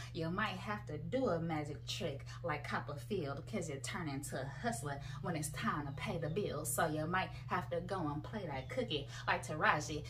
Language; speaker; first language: English; native; English